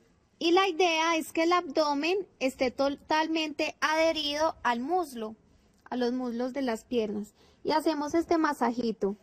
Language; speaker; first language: Spanish; native; Spanish